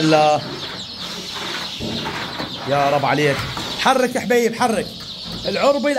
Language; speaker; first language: Arabic; native; Arabic